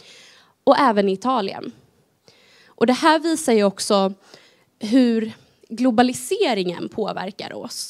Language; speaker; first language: Swedish; native; Swedish